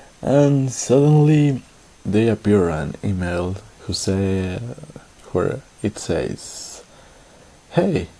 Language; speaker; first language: English; non-native, learner; Spanish